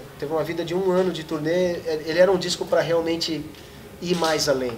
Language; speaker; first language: Portuguese; native; Portuguese